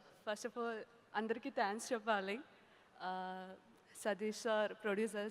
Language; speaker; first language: Telugu; non-native, learner; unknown